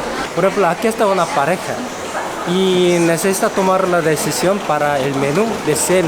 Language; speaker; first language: Spanish; non-native, fluent; Korean